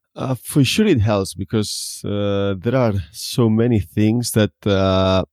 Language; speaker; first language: English; non-native, fluent; Spanish